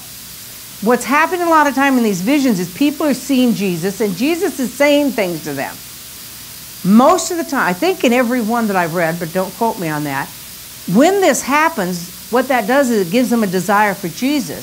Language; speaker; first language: English; native; English